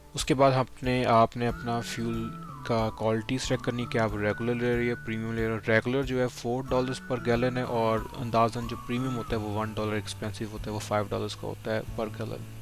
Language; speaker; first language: Urdu; non-native, local second language; Punjabi